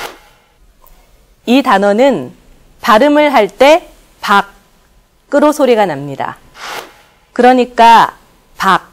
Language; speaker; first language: Korean; native; Korean